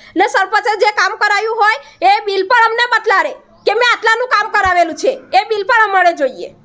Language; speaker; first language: Gujarati; native; Gujarati